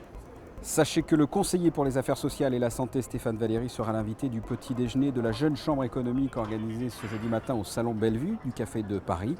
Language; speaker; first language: French; native; French